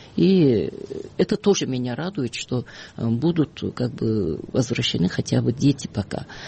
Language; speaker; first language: Russian; non-native, local second language; Kyrgyz